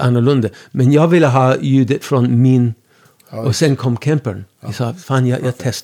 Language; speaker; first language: Swedish; non-native, fluent; English